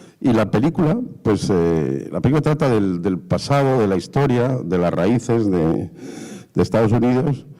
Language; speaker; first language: Spanish; native; Spanish